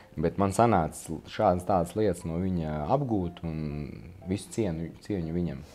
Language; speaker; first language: Latvian; non-native, local second language; Russian